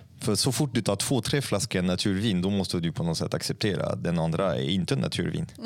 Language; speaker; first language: Swedish; non-native, fluent; French